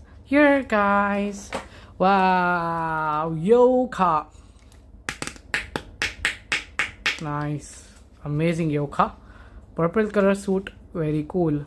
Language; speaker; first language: English; non-native, learner; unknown